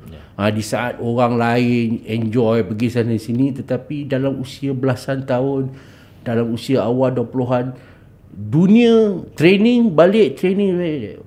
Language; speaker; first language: Malay; native; Malay